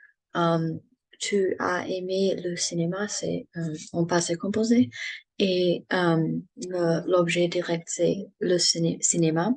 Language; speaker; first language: French; non-native, learner; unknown